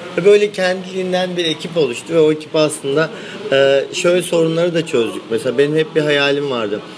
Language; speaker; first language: Turkish; native; Turkish